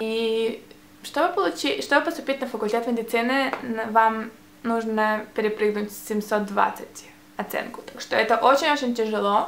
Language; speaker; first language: Russian; early bilingual, heritage; Russian